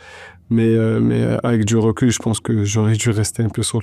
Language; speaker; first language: French; non-native, local second language; Arabic